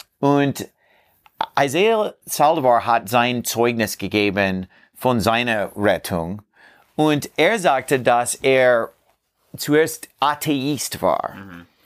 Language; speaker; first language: German; non-native, learner; English